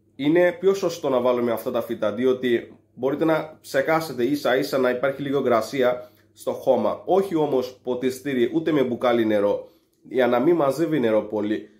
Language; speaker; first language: Greek; non-native, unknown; Bangla